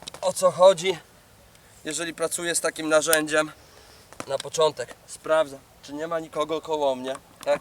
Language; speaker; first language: Polish; native; Polish